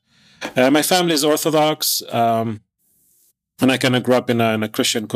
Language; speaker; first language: English; non-native, fluent; Arabic